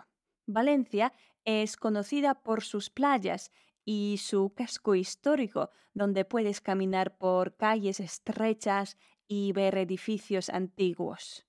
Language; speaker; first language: Spanish; non-native, fluent; Polish